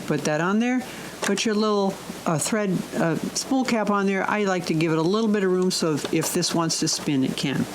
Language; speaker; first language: English; native; English